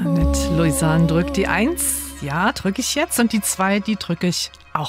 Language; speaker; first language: German; native; German